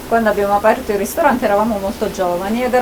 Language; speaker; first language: Italian; native; Italian